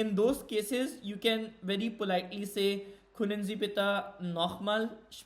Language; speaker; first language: German; non-native, fluent; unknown